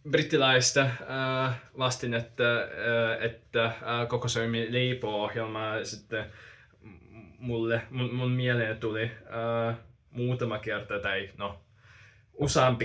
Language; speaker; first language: Finnish; non-native, fluent; Russian